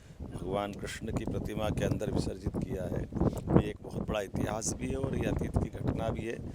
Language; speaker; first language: Hindi; native; Hindi